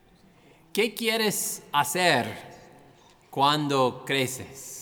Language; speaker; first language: Spanish; non-native, fluent; English